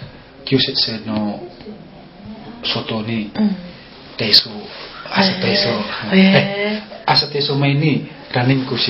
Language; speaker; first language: Japanese; non-native, learner; Indonesian